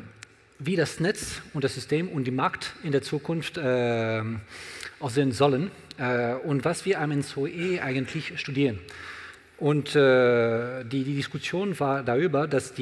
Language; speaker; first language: German; non-native, learner; French